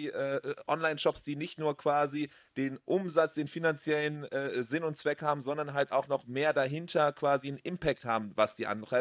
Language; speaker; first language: German; native; German